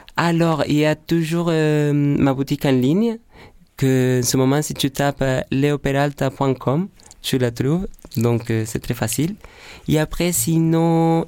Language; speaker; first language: French; non-native, fluent; Spanish